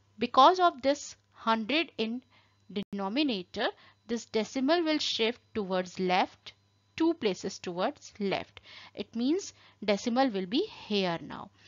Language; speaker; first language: English; non-native, local second language; Hindi